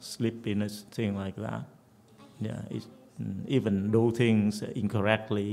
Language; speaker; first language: English; non-native, fluent; Vietnamese